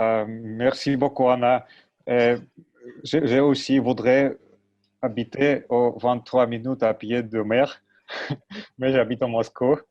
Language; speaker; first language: French; non-native, learner; Russian